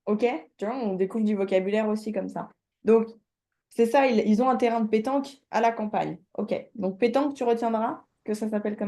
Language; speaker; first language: French; native; French